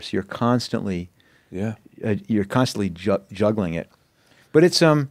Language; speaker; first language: English; native; English